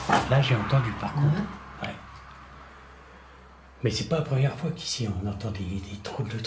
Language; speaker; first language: French; native; French